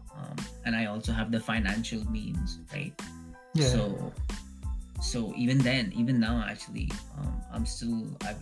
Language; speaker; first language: English; early bilingual, other home language; Hindi